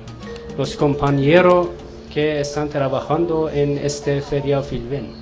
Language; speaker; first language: Spanish; non-native, learner; Persian